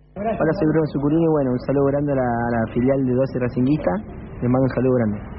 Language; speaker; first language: Spanish; native; Spanish